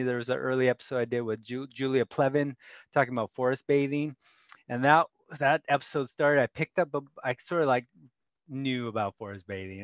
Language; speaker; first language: English; native; English